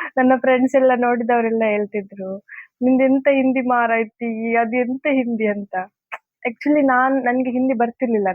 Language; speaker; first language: Kannada; native; Kannada